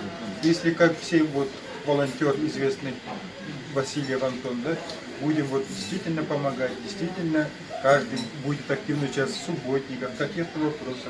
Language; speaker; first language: Russian; non-native, local second language; Yakut